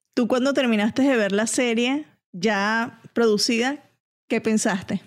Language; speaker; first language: Spanish; native; Spanish